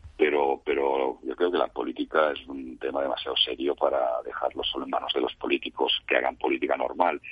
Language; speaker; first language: Spanish; non-native, local second language; Catalan